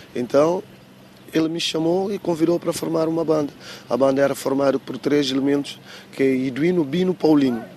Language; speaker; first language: Portuguese; non-native, local second language; Kabuverdianu